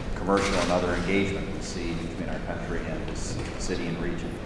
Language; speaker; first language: English; native; English